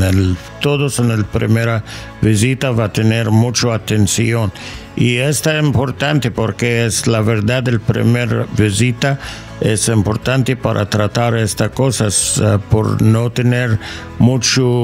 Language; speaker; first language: Spanish; non-native, learner; English